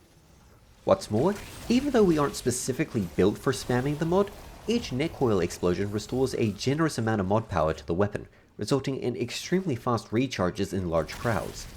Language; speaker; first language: English; native; English